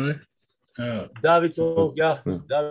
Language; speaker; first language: Dutch; non-native, fluent; Macedonian